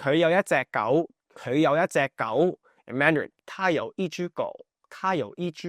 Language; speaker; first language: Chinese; non-native, fluent; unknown